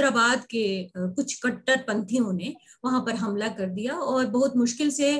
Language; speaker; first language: Hindi; native; Hindi